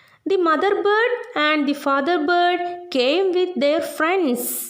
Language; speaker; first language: English; non-native, local second language; Malayalam